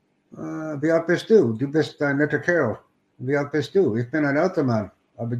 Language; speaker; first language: German; non-native, learner; English